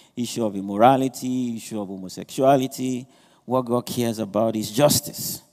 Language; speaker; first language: English; non-native, local second language; Yoruba